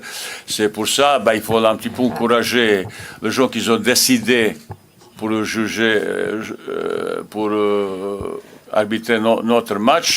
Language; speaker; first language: French; non-native, learner; Bosnian